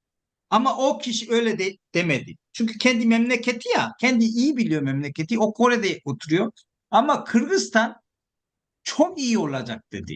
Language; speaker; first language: Turkish; non-native, fluent; Korean